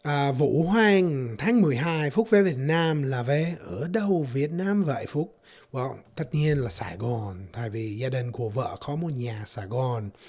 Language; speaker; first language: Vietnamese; non-native, learner; English